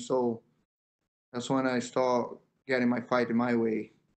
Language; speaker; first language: English; non-native, fluent; Portuguese